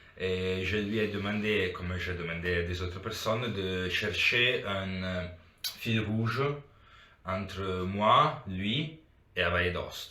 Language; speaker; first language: French; non-native, local second language; Italian